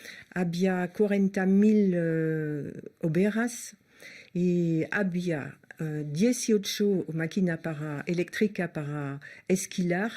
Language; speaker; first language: Spanish; non-native, fluent; French